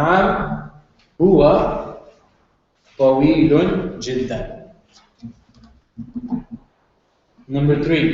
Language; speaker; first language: Arabic; non-native, fluent; English